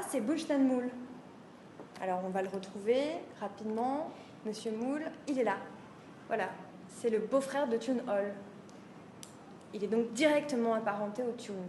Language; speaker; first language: French; native; French